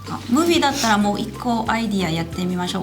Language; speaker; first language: Japanese; non-native, fluent; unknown